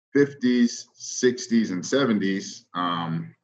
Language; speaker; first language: English; native; English